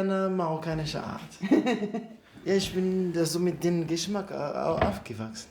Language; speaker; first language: German; non-native, fluent; Arabic